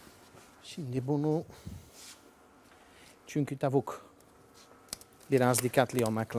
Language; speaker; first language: Turkish; non-native, fluent; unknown